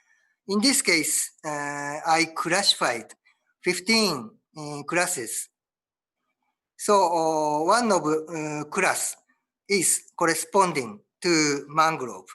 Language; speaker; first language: English; non-native, learner; Japanese